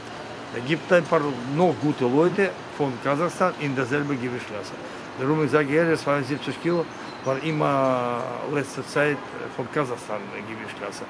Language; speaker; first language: German; non-native, learner; Russian